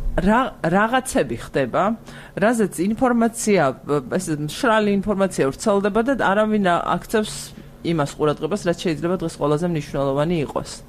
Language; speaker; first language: Georgian; native; Georgian